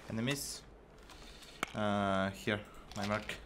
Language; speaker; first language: English; non-native, learner; Russian